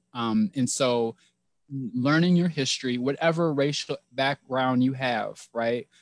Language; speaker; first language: English; native; English